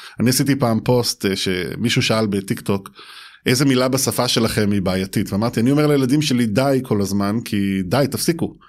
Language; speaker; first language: Hebrew; native; Hebrew